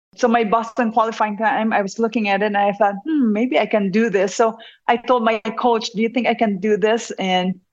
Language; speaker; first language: English; non-native, local second language; Hiligaynon